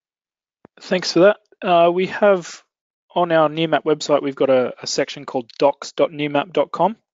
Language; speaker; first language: English; native; English